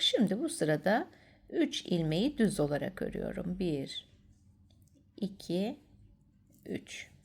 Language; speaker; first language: Turkish; native; Turkish